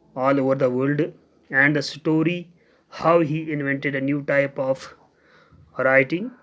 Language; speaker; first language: English; non-native, local second language; Urdu